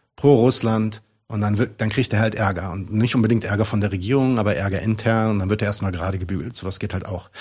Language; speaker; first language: German; early bilingual, other home language; Arabic